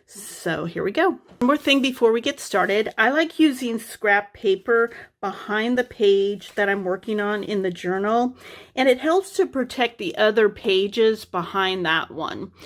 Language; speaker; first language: English; native; English